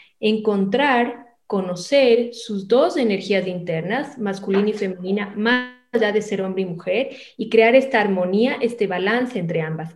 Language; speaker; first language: Spanish; native; Spanish